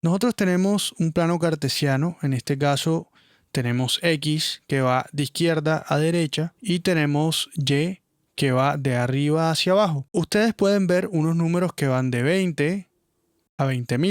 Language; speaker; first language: Spanish; native; Spanish